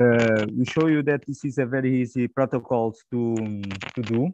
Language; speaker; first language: English; non-native, fluent; Portuguese